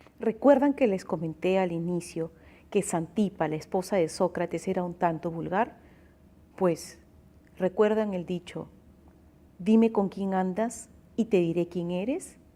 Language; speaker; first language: Spanish; native; Spanish